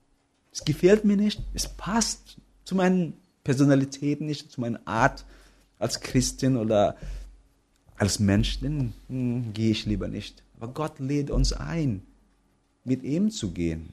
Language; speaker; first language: German; non-native, fluent; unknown